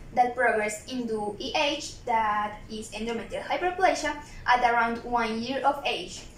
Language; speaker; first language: English; non-native, fluent; Spanish